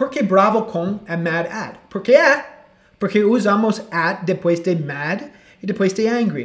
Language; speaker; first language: Portuguese; non-native, fluent; English